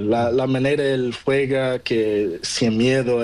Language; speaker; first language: Spanish; non-native, learner; Portuguese